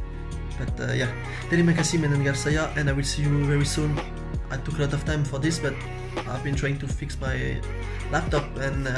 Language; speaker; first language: English; non-native, learner; French